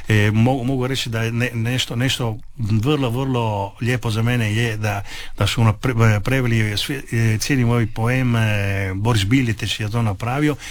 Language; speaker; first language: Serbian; early bilingual, heritage; Italian